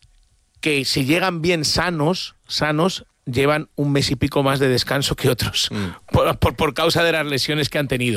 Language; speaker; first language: Spanish; native; Spanish